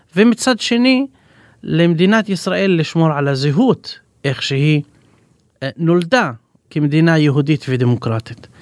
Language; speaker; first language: Hebrew; non-native, local second language; Arabic